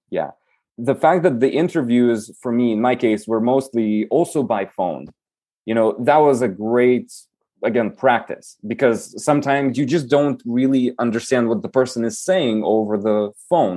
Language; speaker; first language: English; non-native, fluent; Romanian